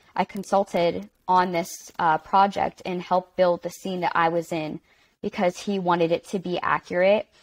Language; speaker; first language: English; native; English